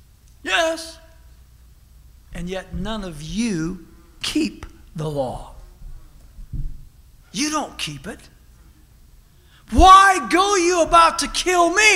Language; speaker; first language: English; native; English